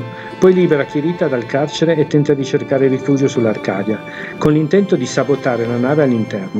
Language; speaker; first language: Italian; native; Italian